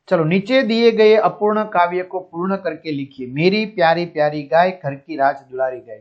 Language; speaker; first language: Hindi; non-native, local second language; Gujarati